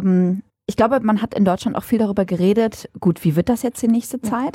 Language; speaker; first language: German; native; German